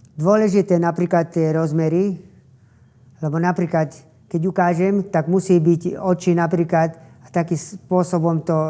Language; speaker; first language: Slovak; non-native, local second language; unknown